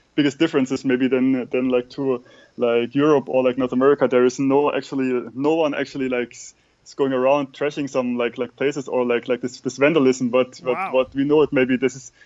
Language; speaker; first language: English; non-native, fluent; German